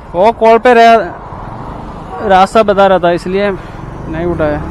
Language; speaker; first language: Hindi; non-native, local second language; Malayalam